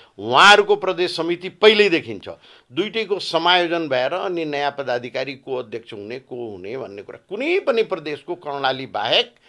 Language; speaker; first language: Nepali; non-native, local second language; Bhojpuri